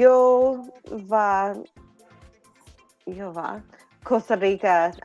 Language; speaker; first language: Spanish; non-native, learner; English